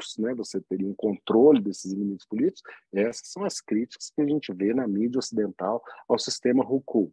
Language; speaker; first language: Portuguese; native; Portuguese